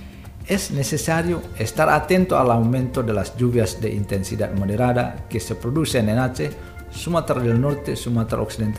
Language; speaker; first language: Spanish; non-native, fluent; Indonesian